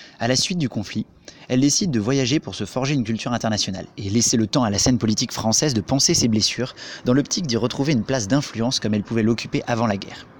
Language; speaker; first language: French; native; French